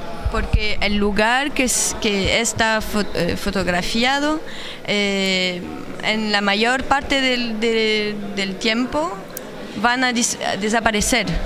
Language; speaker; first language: Spanish; non-native, learner; French